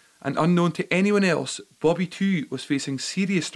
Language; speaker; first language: English; native; English